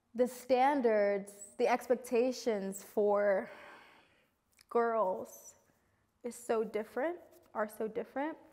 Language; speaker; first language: English; native; English